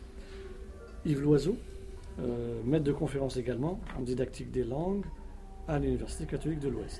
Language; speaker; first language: French; native; French